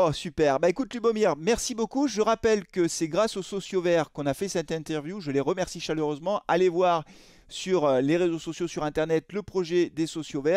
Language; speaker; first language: French; native; French